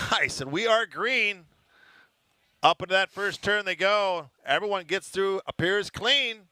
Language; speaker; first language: English; native; English